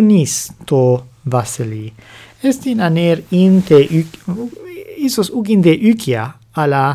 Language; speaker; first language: Greek; non-native, fluent; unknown